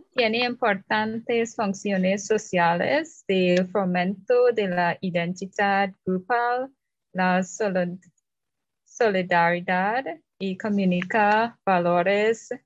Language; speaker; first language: Spanish; non-native, learner; English